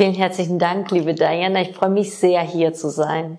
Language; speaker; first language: German; non-native, fluent; Georgian